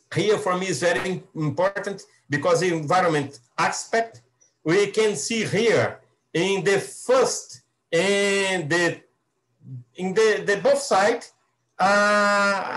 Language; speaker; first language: English; non-native, learner; Portuguese